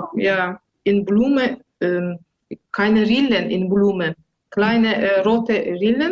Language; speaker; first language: German; non-native, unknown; Azerbaijani